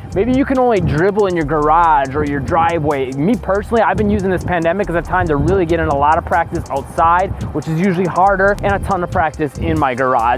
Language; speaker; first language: English; native; English